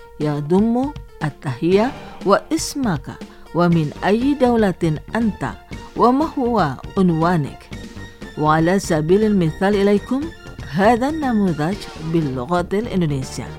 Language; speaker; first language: Arabic; non-native, fluent; Indonesian